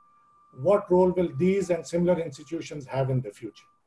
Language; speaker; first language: English; native; English